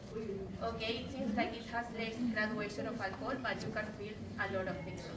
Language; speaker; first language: English; non-native, fluent; Spanish